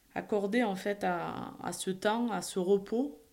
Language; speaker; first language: French; native; French